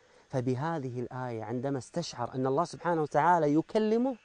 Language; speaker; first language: Arabic; native; Arabic